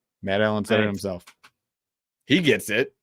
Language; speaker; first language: English; native; English